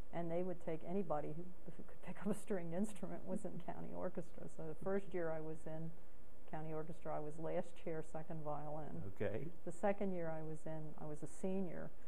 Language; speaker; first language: English; native; English